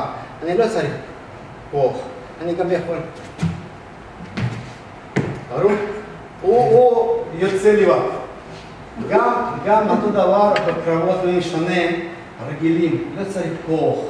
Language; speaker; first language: Hebrew; non-native, fluent; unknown